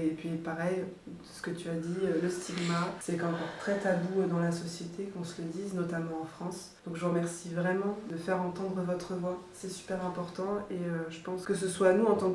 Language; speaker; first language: French; native; French